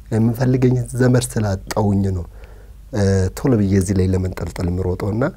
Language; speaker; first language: Amharic; early bilingual, other home language; Oromo